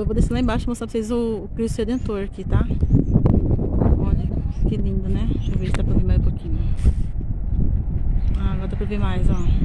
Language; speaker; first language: Portuguese; native; Portuguese